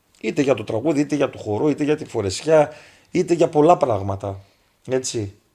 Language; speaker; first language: Greek; native; Greek